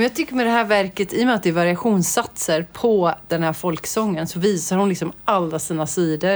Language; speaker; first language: Swedish; native; Swedish